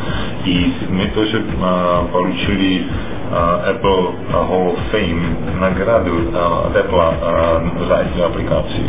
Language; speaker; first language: Russian; non-native, fluent; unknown